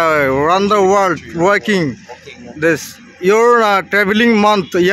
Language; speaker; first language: English; non-native, learner; Bangla